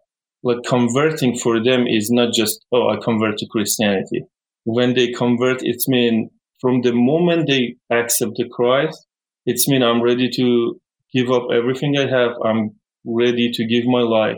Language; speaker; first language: English; non-native, fluent; Persian